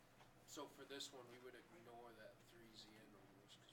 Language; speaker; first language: English; native; English